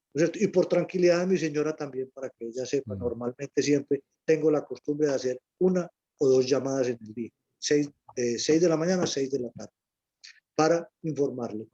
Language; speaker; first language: Spanish; native; Spanish